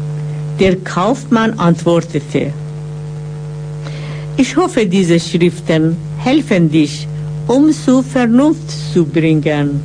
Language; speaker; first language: German; non-native, fluent; Persian